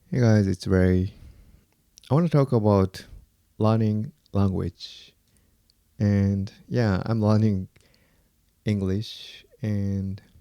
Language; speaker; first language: English; non-native, fluent; Japanese